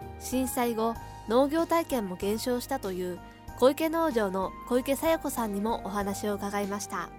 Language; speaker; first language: Japanese; native; Japanese